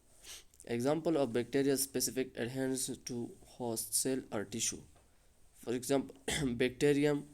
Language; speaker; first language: English; non-native, local second language; Urdu